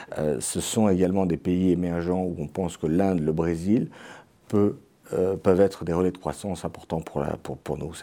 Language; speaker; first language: French; native; French